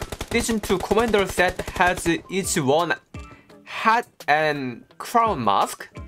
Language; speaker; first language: English; non-native, learner; Korean